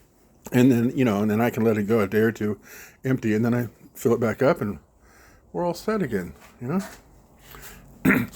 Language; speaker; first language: English; native; English